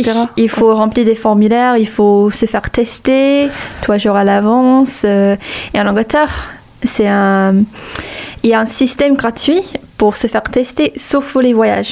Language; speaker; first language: French; non-native, fluent; English